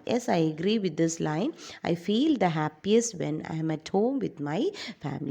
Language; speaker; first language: English; non-native, local second language; Malayalam